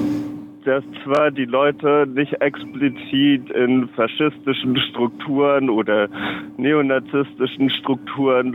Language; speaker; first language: German; native; German